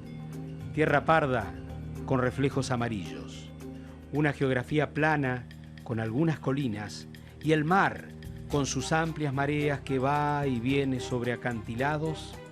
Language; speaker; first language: Spanish; native; Spanish